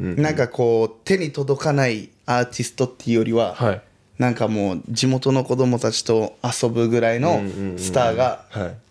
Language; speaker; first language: Japanese; early bilingual, other home language; Portuguese